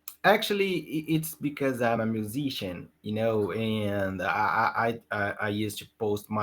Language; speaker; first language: English; non-native, learner; Portuguese